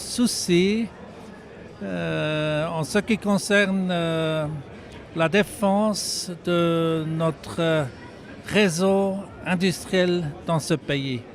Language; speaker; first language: French; non-native, local second language; German